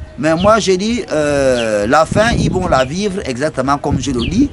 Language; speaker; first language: French; non-native, local second language; Fang